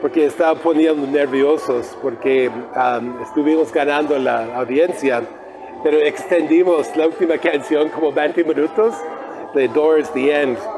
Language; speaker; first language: Spanish; non-native, fluent; English